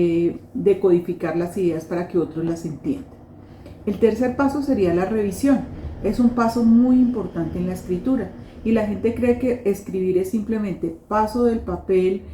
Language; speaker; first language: Spanish; native; Spanish